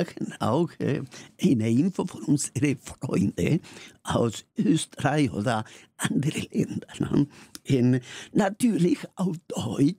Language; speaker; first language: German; non-native, learner; Spanish